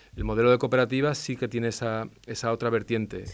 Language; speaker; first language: Spanish; non-native, local second language; Catalan